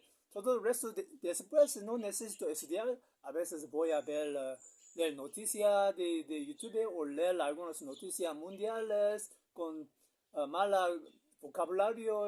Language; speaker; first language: Spanish; non-native, learner; Korean